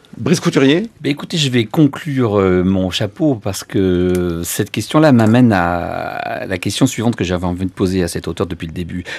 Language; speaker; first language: French; native; French